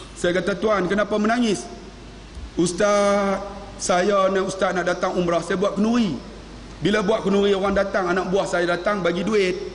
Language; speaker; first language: Malay; native; Malay